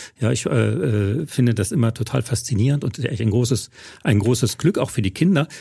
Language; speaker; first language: German; native; German